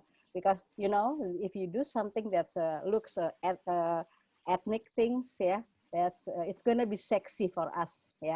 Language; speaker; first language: English; non-native, fluent; Indonesian